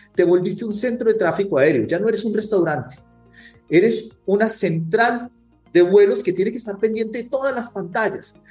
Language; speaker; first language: Spanish; native; Spanish